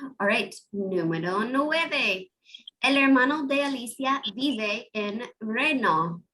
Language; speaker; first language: Spanish; non-native, fluent; English